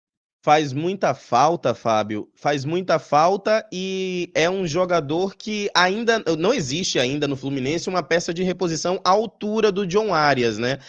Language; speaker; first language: Portuguese; native; Portuguese